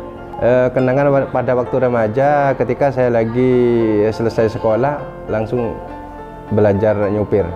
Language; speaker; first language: Indonesian; non-native, local second language; Madurese